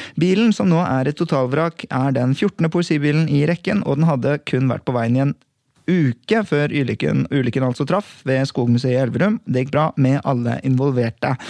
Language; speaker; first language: Norwegian; native; Norwegian